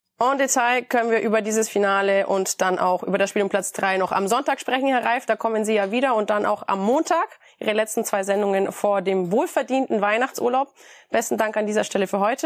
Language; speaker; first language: German; native; German